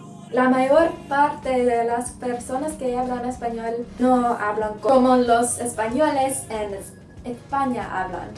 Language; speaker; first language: Spanish; early bilingual, heritage; English